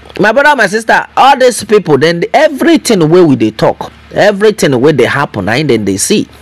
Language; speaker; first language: Nigerian Pidgin; non-native, local second language; Yoruba